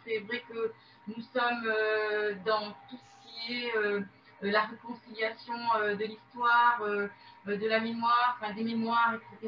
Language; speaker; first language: French; native; French